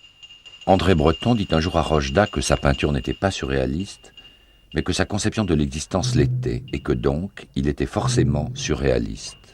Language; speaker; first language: French; native; French